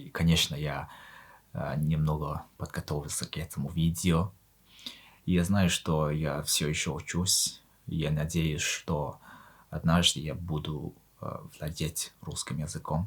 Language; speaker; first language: Russian; non-native, fluent; Mongolian